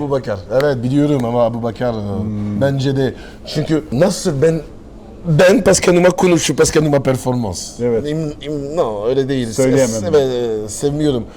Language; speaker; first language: Turkish; non-native, learner; French